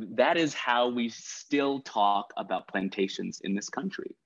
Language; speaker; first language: English; native; English